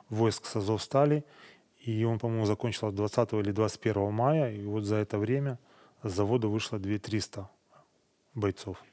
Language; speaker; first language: Russian; native; Russian